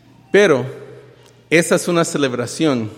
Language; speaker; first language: Spanish; early bilingual, heritage; Spanish